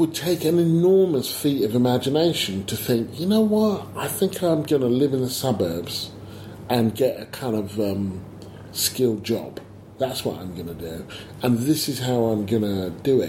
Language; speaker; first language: English; native; English